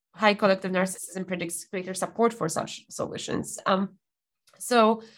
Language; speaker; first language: English; non-native, fluent; Polish